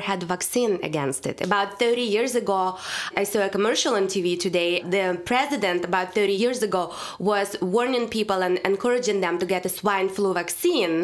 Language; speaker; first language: English; non-native, fluent; Russian